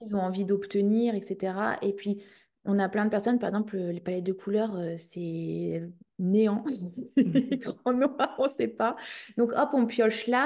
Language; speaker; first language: French; native; French